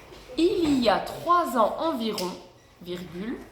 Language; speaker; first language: French; native; French